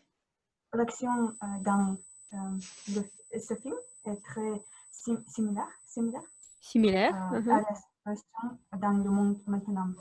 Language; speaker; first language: French; non-native, learner; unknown